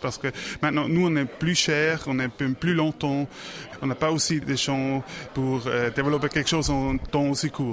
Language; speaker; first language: French; non-native, local second language; German